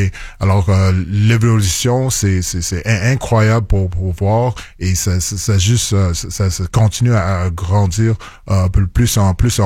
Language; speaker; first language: French; non-native, local second language; English